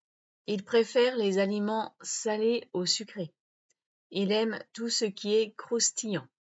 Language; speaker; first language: French; native; French